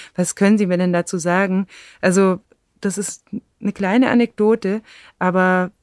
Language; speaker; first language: German; native; German